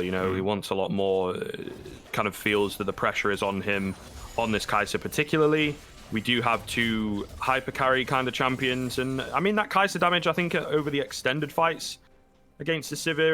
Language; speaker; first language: English; native; English